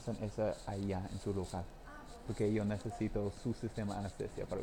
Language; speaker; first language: Spanish; non-native, learner; English